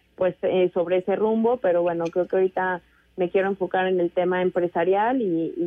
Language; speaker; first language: Spanish; native; Spanish